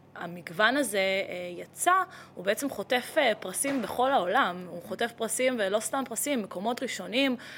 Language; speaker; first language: Hebrew; early bilingual, other home language; Russian